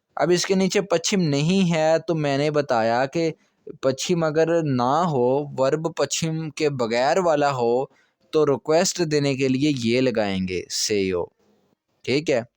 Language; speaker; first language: Urdu; non-native, local second language; Punjabi